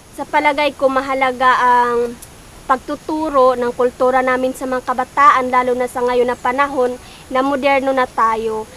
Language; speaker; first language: Filipino; non-native, local second language; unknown